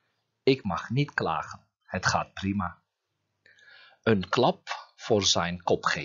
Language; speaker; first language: Dutch; non-native, fluent; Turkish